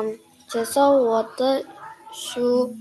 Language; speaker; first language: Chinese; non-native, learner; Indonesian